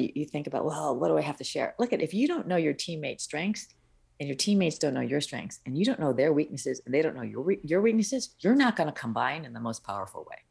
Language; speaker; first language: English; early bilingual, other home language; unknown